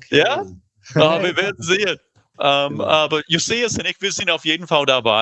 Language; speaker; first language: German; non-native, fluent; English